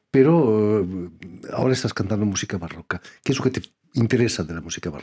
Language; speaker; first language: Spanish; native; Spanish